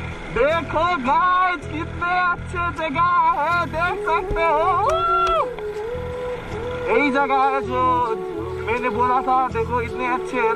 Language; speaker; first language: Hindi; non-native, learner; Nepali